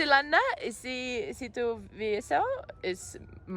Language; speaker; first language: Spanish; non-native, learner; English